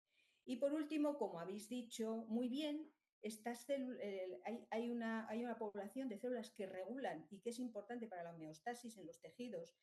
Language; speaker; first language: Spanish; native; Spanish